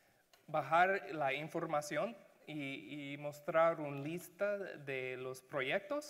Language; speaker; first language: Spanish; non-native, learner; English